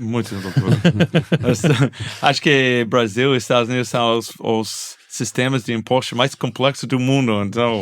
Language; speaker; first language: Portuguese; non-native, fluent; English